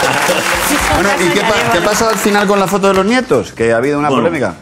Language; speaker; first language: Spanish; native; Spanish